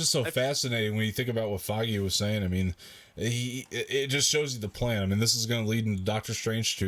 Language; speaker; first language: English; native; English